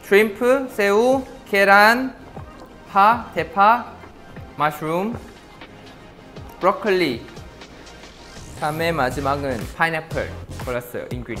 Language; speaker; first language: Korean; non-native, fluent; Thai